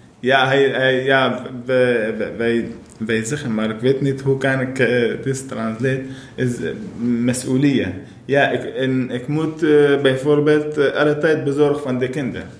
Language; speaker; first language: Dutch; non-native, learner; Arabic